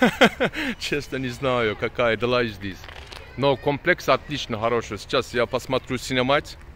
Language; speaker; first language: Russian; non-native, learner; Turkish